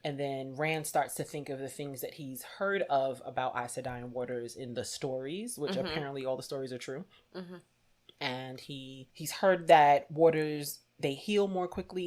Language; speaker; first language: English; native; English